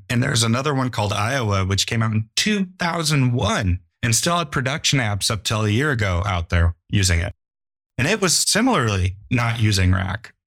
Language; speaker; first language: English; native; English